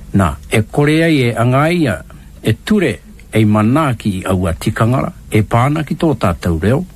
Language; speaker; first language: Māori; native; Māori